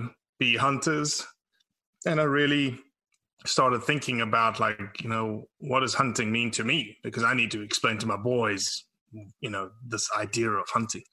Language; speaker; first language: English; native; English